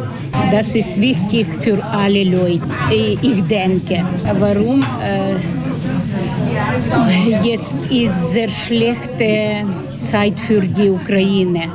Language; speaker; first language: German; non-native, learner; Ukrainian